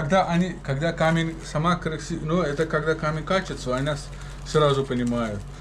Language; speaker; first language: Russian; non-native, learner; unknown